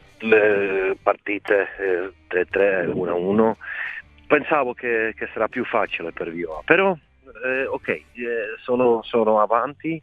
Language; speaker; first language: Italian; non-native, fluent; Czech